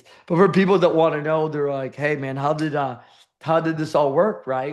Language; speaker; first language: English; native; English